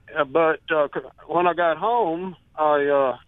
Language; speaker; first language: English; native; English